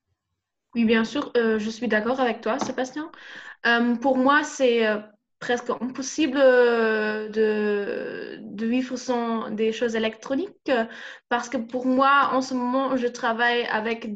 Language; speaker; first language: French; non-native, fluent; German